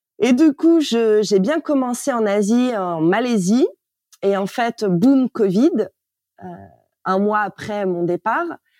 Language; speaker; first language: French; native; French